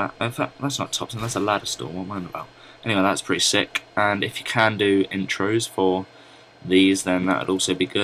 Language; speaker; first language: English; native; English